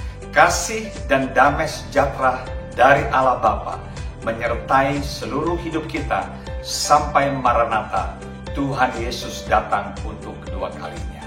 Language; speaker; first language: Indonesian; native; Indonesian